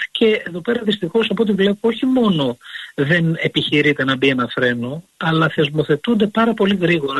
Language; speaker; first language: Greek; native; Greek